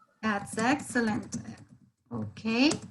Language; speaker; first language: English; non-native, fluent; Spanish